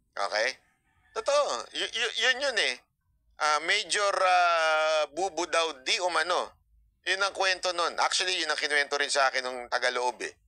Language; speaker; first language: Filipino; native; Filipino